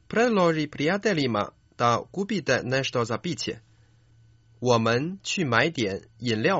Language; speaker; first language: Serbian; non-native, fluent; Chinese